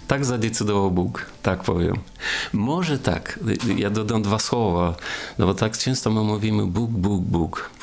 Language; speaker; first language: Polish; non-native, fluent; Romanian